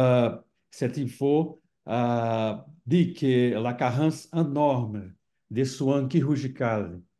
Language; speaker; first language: French; non-native, fluent; Portuguese